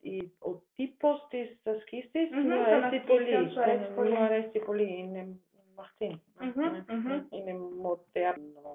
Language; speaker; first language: Greek; non-native, learner; German